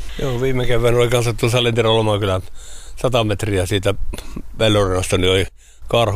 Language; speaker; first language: Finnish; native; Finnish